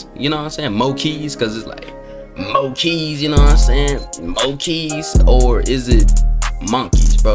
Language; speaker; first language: English; native; English